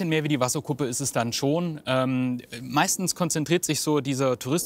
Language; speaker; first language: German; native; German